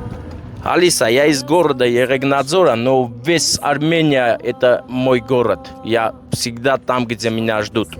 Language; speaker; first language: Russian; non-native, learner; Armenian